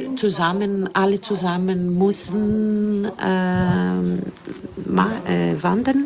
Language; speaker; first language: German; non-native, learner; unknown